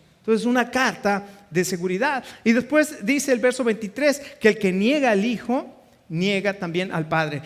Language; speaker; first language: Spanish; native; Spanish